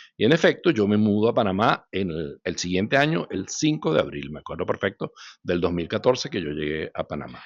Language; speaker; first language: Spanish; early bilingual, other home language; Hebrew